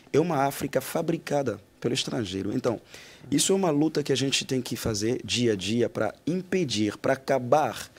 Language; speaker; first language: Portuguese; non-native, fluent; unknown